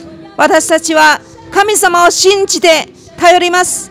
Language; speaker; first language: Japanese; non-native, fluent; Chinese